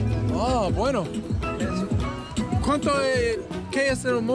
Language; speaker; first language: Spanish; non-native, learner; English